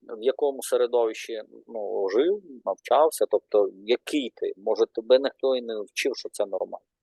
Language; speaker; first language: Ukrainian; non-native, local second language; Russian